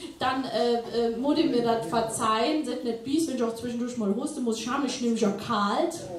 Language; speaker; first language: German; native; German